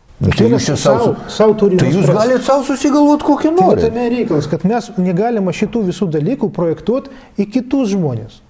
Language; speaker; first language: Lithuanian; non-native, local second language; Russian